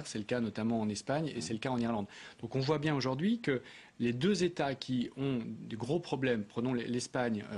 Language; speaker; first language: French; native; French